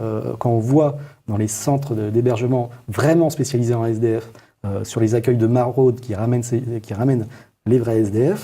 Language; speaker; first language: French; native; French